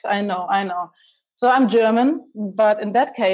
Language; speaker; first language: English; non-native, fluent; German